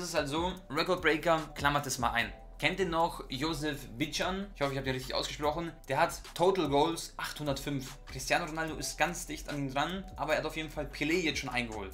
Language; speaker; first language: German; native; German